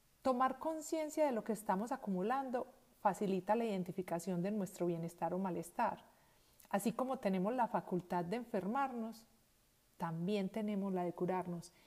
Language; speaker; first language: Spanish; native; Spanish